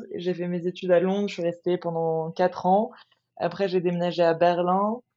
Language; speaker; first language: French; native; French